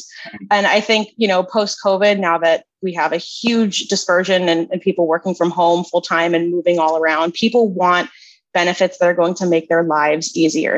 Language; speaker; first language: English; native; English